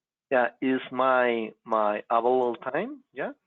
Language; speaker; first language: English; non-native, local second language; Spanish